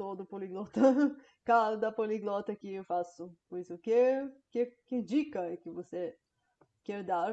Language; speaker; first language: Portuguese; non-native, fluent; Bulgarian